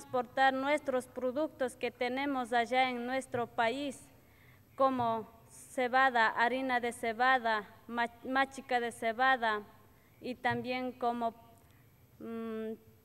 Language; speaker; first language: Spanish; non-native, local second language; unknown